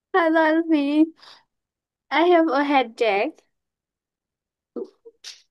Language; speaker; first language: English; non-native, learner; Indonesian